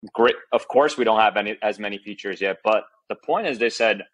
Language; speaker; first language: English; early bilingual, other home language; Chinese